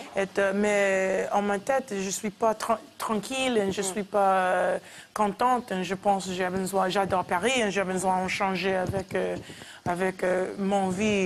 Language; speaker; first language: French; non-native, learner; English